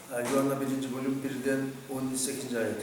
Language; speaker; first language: Turkish; non-native, fluent; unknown